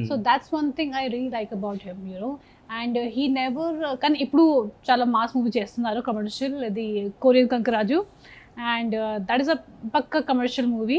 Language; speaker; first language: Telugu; non-native, fluent; Hindi